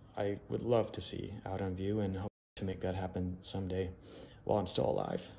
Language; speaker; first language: English; native; English